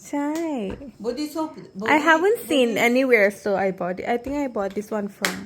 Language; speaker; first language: English; non-native, learner; Thai